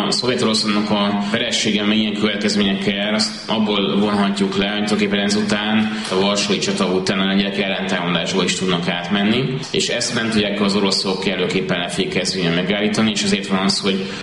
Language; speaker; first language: Hungarian; native; Hungarian